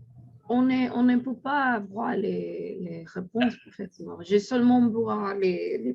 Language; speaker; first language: French; non-native, learner; Spanish